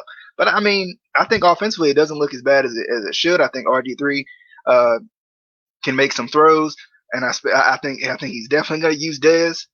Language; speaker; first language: English; native; English